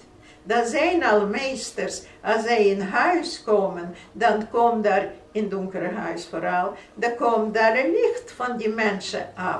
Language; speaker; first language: Dutch; non-native, fluent; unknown